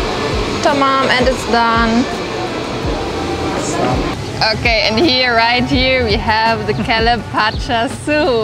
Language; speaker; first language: English; non-native, fluent; German